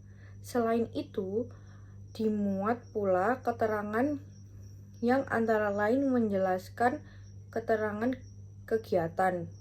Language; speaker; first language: Indonesian; native; Indonesian